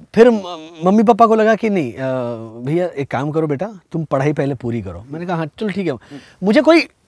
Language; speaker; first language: Hindi; non-native, local second language; Marathi